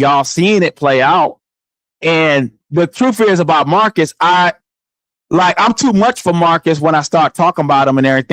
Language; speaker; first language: English; native; English